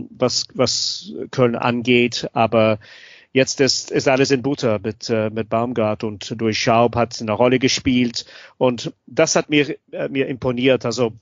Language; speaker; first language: German; non-native, fluent; English